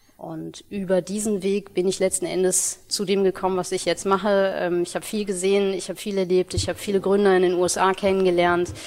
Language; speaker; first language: German; early bilingual, other home language; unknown